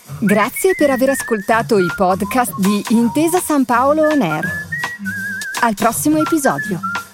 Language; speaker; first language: Italian; native; Italian